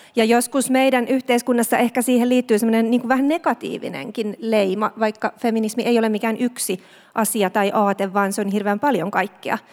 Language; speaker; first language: Finnish; native; Finnish